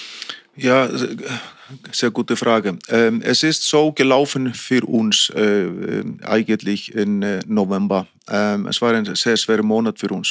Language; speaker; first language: German; non-native, fluent; Icelandic